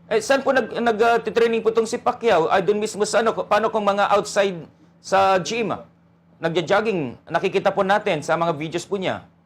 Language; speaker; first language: Filipino; non-native, local second language; Pangasinan